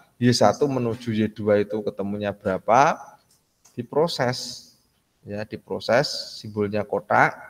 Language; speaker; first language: Indonesian; native; Indonesian